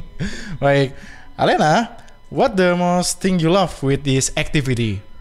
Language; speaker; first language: English; non-native, fluent; Indonesian